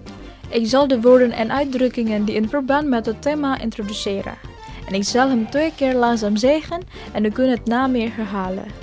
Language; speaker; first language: Dutch; non-native, learner; Indonesian